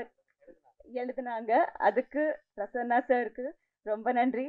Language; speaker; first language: Tamil; non-native, learner; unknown